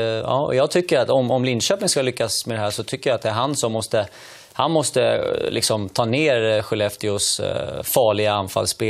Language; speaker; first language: Swedish; native; Swedish